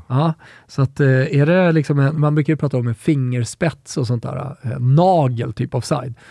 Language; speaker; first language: Swedish; native; Swedish